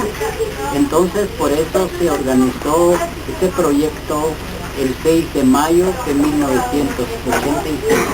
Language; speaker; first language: Spanish; non-native, local second language; Kʼicheʼ